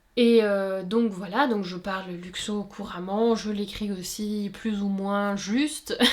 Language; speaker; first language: French; native; French